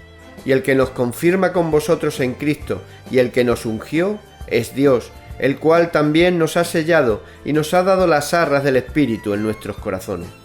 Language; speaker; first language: Spanish; native; Spanish